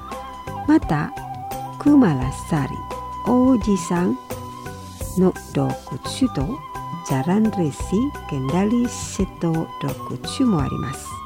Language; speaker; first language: Japanese; non-native, fluent; Indonesian